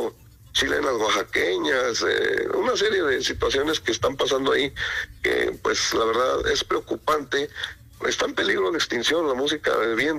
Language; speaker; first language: Spanish; native; Spanish